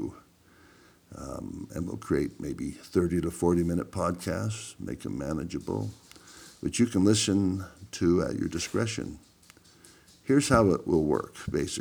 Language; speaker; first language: English; native; English